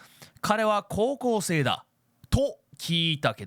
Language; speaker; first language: Japanese; non-native, fluent; English